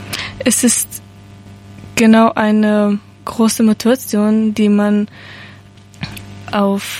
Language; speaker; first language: German; non-native, learner; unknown